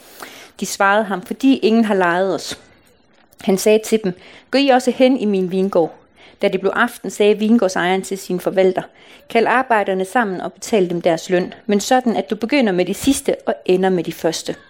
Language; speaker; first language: Danish; native; Danish